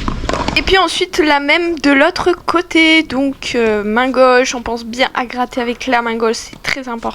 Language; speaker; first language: French; native; French